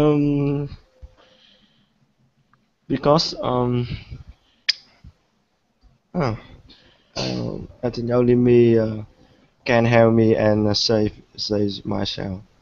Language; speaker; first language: English; non-native, learner; Vietnamese